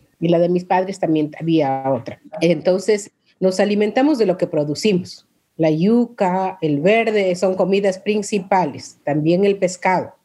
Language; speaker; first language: Spanish; non-native, local second language; Quechua